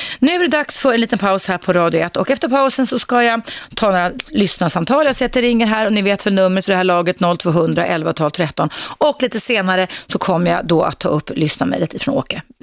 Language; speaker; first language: Swedish; native; Swedish